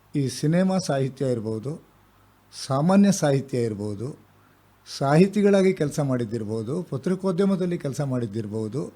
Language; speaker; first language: Kannada; native; Kannada